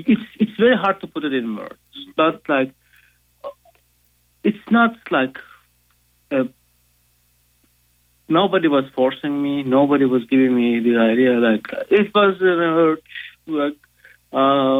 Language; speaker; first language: English; non-native, fluent; Turkish